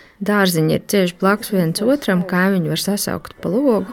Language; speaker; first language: Latvian; native; Latvian